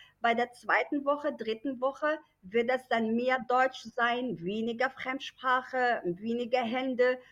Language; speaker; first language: German; non-native, fluent; Arabic